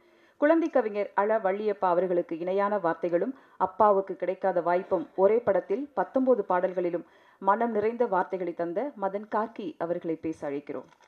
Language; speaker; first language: Tamil; native; Tamil